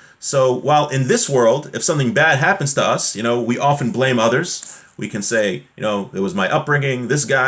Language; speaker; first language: English; native; English